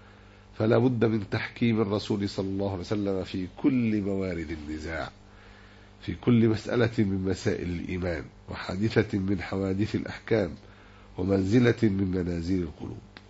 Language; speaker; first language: Arabic; native; Arabic